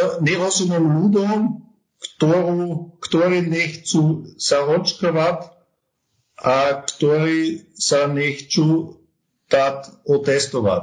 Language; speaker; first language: Slovak; non-native, learner; German